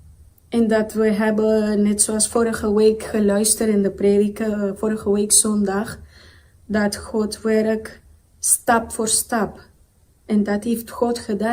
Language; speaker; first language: Dutch; non-native, local second language; Papiamento